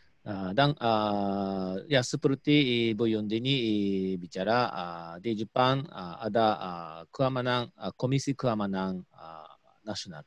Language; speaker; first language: Indonesian; non-native, learner; Japanese